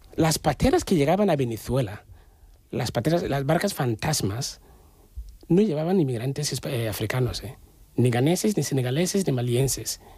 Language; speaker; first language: Spanish; non-native, fluent; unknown